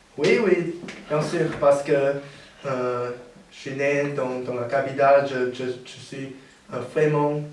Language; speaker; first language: French; non-native, learner; Chinese